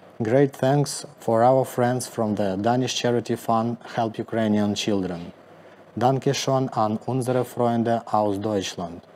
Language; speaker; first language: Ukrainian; native; Ukrainian